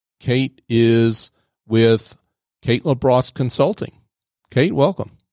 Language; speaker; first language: English; native; English